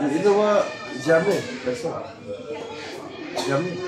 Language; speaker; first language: French; non-native, fluent; Spanish